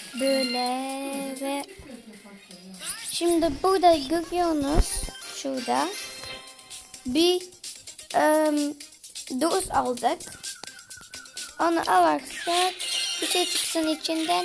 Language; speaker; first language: Turkish; early bilingual, heritage; Turkish